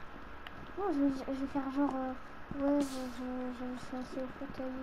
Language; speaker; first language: French; native; French